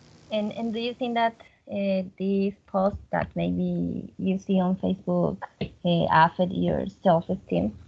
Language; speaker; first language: English; non-native, fluent; Spanish